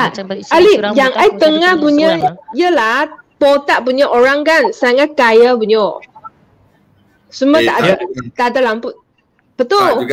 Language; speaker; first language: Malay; non-native, local second language; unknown